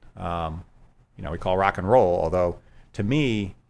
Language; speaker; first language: English; native; English